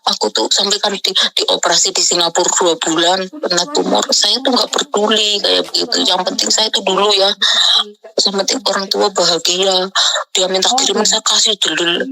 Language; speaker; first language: Indonesian; non-native, local second language; Javanese